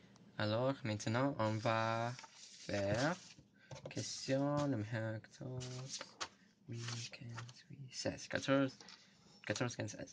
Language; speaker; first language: French; non-native, learner; English